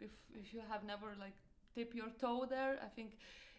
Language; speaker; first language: English; non-native, fluent; Lithuanian